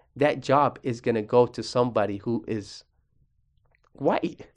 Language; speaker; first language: English; early bilingual, other home language; Arabic